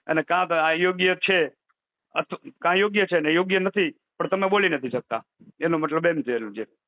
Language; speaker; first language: Gujarati; native; Gujarati